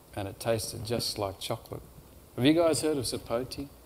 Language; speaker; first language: English; native; English